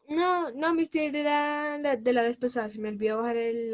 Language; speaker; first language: Spanish; native; Spanish